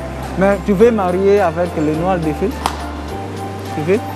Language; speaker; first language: French; non-native, learner; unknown